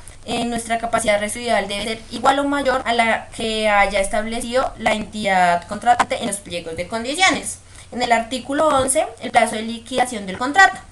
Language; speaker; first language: Spanish; native; Spanish